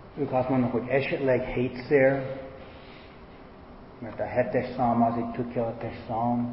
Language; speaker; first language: Hungarian; non-native, fluent; English